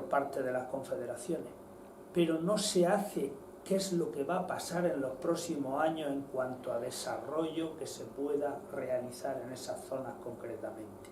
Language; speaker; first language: Spanish; native; Spanish